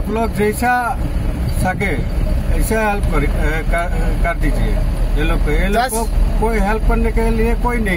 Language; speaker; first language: Hindi; non-native, local second language; Bangla